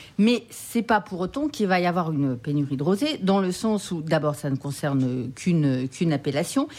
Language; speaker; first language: French; native; French